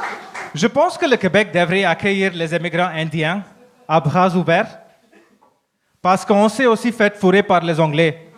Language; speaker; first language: French; non-native, learner; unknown